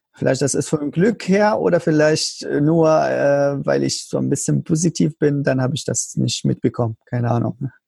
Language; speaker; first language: German; non-native, learner; Arabic